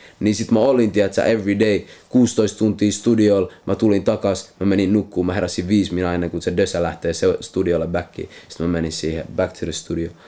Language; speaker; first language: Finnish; non-native, local second language; Swedish